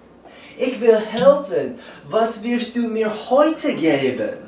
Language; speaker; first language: German; non-native, learner; English